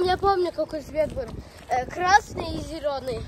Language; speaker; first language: Russian; native; Russian